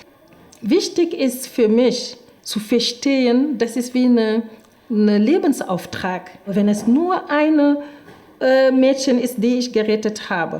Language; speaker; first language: German; non-native, fluent; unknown